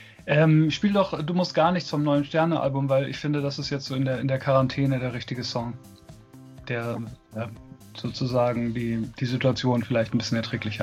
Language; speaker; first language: German; native; German